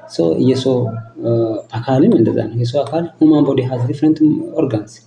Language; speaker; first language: English; non-native, local second language; Amharic